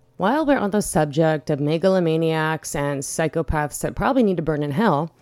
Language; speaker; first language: English; native; English